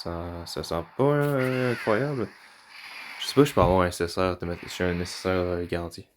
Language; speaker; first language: French; native; French